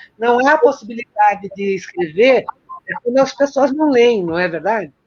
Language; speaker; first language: Portuguese; native; Portuguese